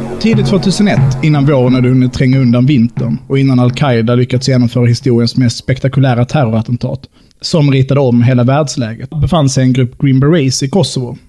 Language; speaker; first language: Swedish; native; Swedish